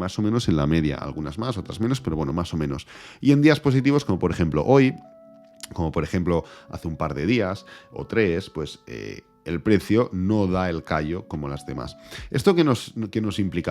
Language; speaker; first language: Spanish; native; Spanish